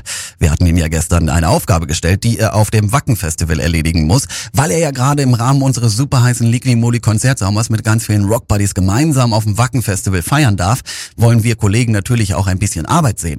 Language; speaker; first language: German; native; German